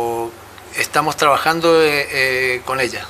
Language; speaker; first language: Spanish; native; Spanish